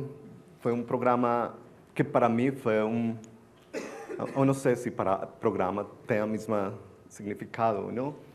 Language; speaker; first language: Portuguese; non-native, learner; Spanish